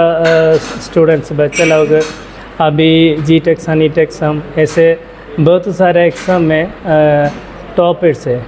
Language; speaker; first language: Hindi; non-native, local second language; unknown